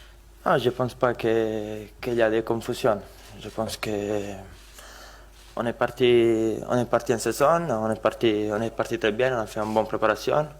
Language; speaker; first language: French; non-native, learner; Italian